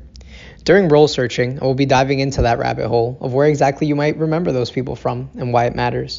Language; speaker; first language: English; native; English